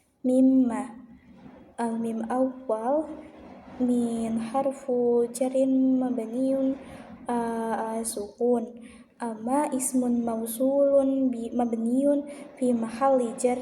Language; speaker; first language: Arabic; non-native, learner; Indonesian